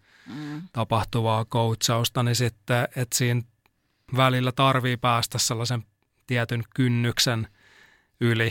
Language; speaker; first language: Finnish; native; Finnish